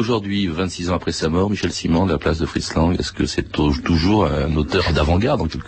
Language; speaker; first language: French; native; French